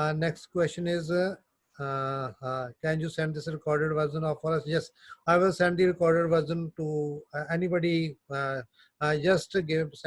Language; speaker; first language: English; non-native, local second language; Punjabi